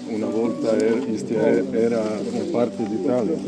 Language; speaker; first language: Italian; non-native, learner; Croatian